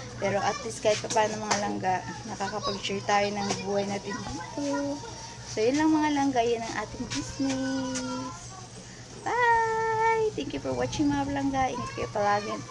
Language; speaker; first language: Filipino; non-native, local second language; Waray